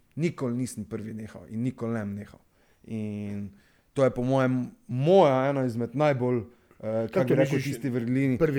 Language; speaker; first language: Slovenian; non-native, local second language; Serbian